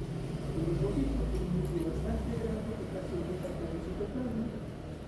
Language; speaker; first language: Spanish; native; Spanish